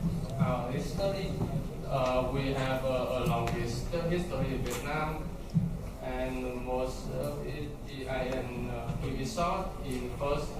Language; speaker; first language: English; non-native, learner; Vietnamese